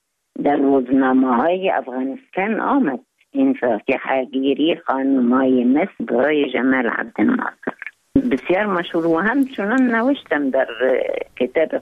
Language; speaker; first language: Persian; non-native, learner; Arabic